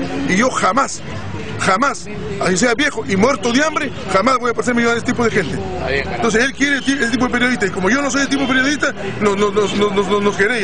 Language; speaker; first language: Spanish; native; Spanish